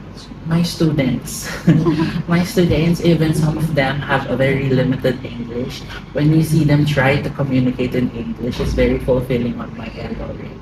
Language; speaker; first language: English; non-native, fluent; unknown